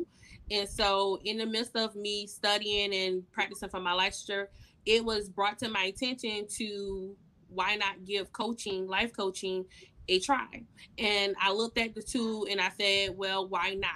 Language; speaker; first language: English; native; English